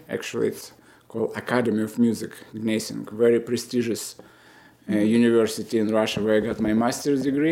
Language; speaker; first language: English; non-native, fluent; Romanian